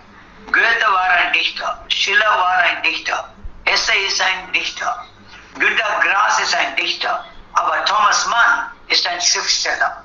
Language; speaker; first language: German; non-native, fluent; Tamil